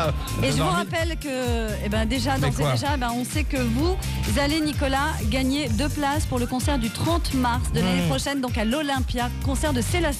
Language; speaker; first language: French; native; French